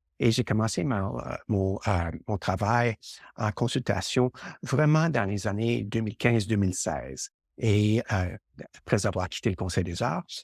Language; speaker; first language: French; native; French